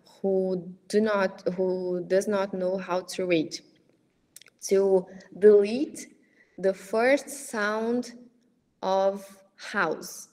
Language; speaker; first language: English; non-native, fluent; Portuguese